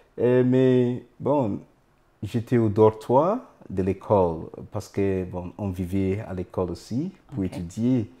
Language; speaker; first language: French; non-native, fluent; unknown